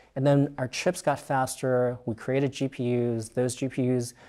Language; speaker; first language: English; native; English